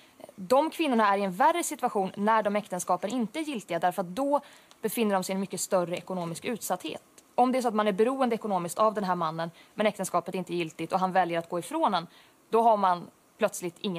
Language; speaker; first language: Swedish; native; Swedish